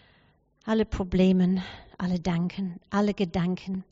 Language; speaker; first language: German; non-native, fluent; English